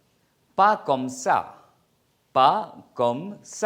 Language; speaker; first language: French; non-native, fluent; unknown